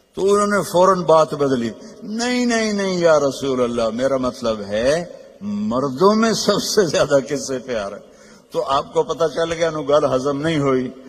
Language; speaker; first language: Urdu; non-native, local second language; Punjabi